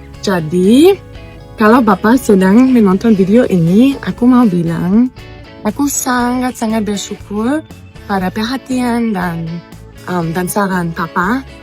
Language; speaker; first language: Indonesian; non-native, fluent; German